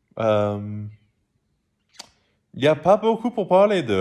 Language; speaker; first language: French; non-native, learner; English